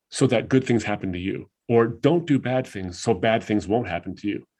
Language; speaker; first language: English; native; English